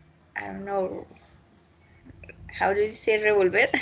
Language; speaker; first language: English; non-native, learner; Spanish